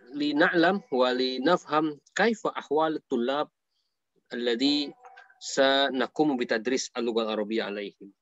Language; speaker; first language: Arabic; non-native, fluent; Indonesian